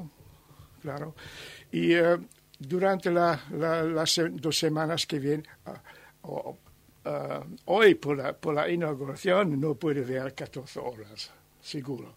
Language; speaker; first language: Spanish; non-native, learner; German